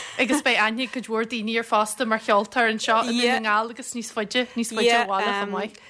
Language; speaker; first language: Irish; native; Irish